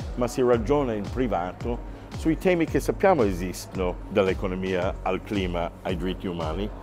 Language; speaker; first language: Italian; non-native, fluent; English